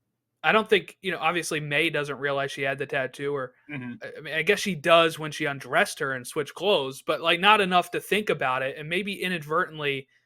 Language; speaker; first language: English; native; English